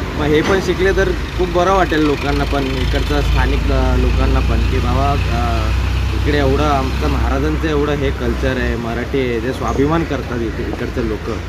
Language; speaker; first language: Marathi; non-native, local second language; Gujarati